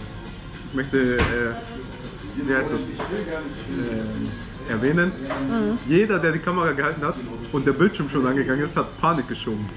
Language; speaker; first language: German; native; German